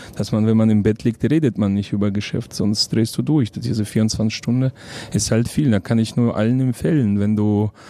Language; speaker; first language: German; non-native, fluent; Russian